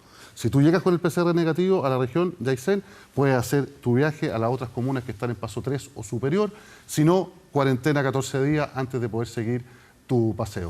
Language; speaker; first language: Spanish; native; Spanish